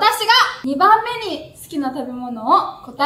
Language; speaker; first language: Japanese; native; Japanese